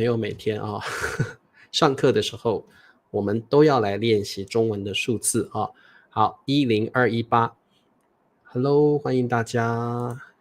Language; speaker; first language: Chinese; native; Chinese